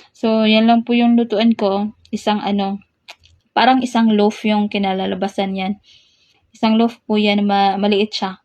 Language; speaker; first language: Filipino; non-native, local second language; Cebuano